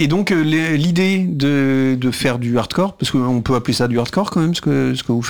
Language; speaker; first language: French; native; French